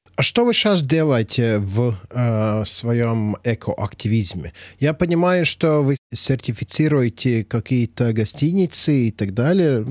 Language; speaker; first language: Russian; non-native, local second language; Latvian